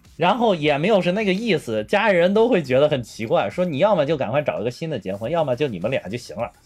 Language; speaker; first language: Chinese; native; Chinese